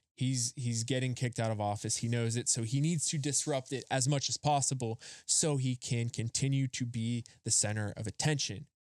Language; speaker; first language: English; native; English